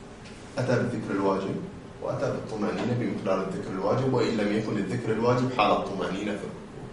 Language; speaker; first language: Arabic; native; Arabic